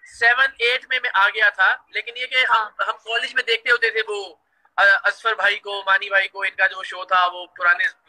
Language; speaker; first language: Urdu; native; Urdu